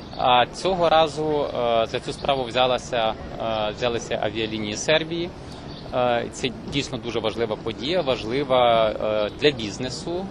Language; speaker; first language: Ukrainian; native; Ukrainian